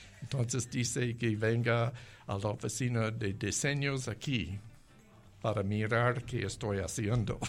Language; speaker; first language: Spanish; non-native, learner; English